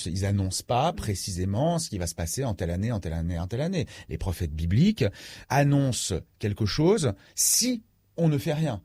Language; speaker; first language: French; native; French